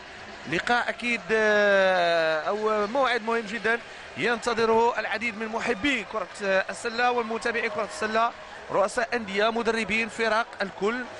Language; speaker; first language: Arabic; native; Arabic